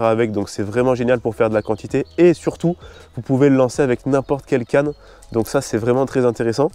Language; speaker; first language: French; native; French